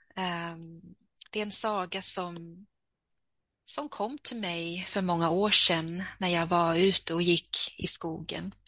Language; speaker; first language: Swedish; early bilingual, heritage; Swedish